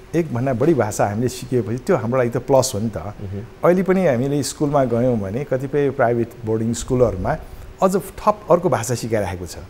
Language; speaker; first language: Nepali; non-native, local second language; Newari